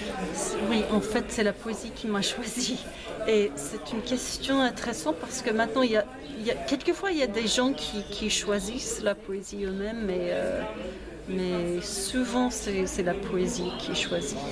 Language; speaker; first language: French; non-native, fluent; English